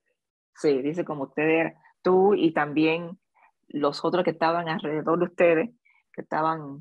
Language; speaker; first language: Spanish; early bilingual, other home language; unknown